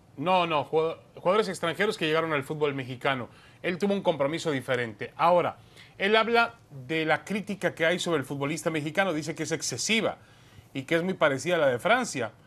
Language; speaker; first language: Spanish; native; Spanish